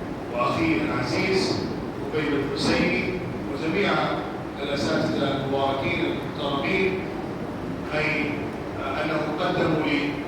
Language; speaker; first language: Arabic; non-native, fluent; Urdu